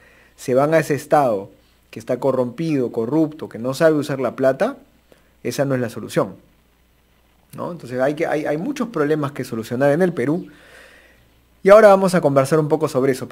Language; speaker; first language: Spanish; native; Spanish